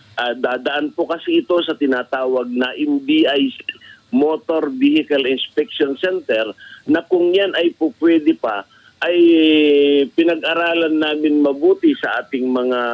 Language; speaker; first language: Filipino; native; Filipino